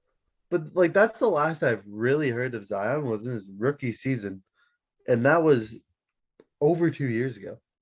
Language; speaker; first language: English; native; English